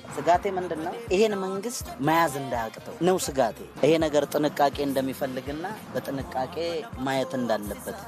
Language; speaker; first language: Amharic; non-native, local second language; Oromo